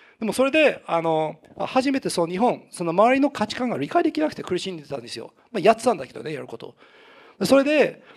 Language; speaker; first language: Japanese; non-native, fluent; English